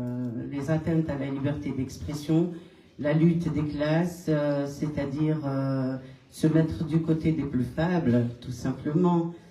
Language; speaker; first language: French; non-native, local second language; Kabyle